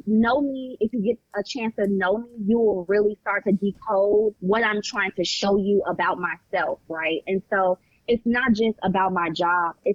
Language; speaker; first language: English; native; English